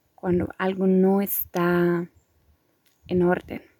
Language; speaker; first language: Spanish; non-native, fluent; German